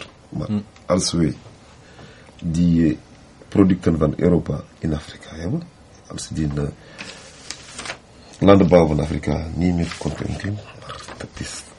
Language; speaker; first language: Dutch; non-native, learner; French